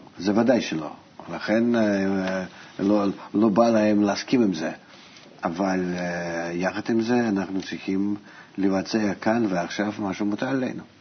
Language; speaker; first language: Hebrew; non-native, fluent; Russian